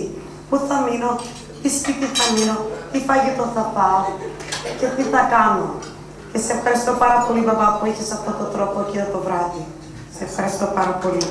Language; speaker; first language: Greek; early bilingual, heritage; Greek